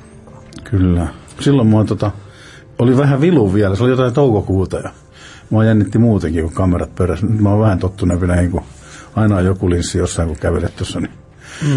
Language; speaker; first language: Finnish; native; Finnish